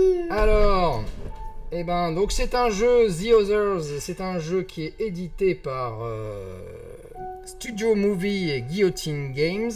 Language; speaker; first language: French; native; French